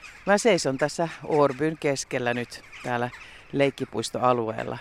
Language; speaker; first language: Finnish; early bilingual, heritage; Finnish